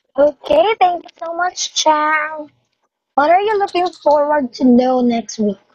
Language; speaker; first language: English; non-native, fluent; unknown